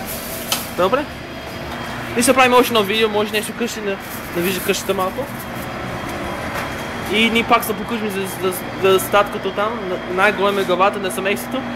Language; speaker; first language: Bulgarian; early bilingual, heritage; Bulgarian